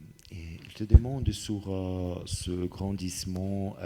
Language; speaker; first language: French; non-native, fluent; Portuguese